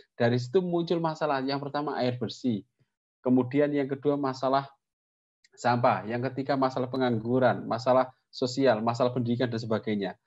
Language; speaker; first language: Indonesian; non-native, local second language; Javanese